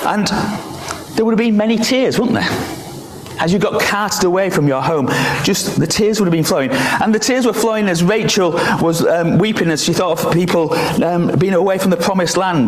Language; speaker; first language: English; native; English